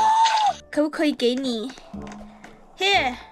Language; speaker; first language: Chinese; non-native, learner; English